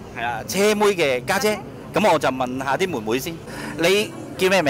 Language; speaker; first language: Chinese; non-native, local second language; Cantonese